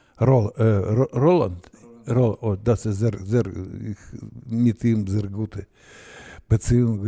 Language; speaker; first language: German; non-native, learner; Russian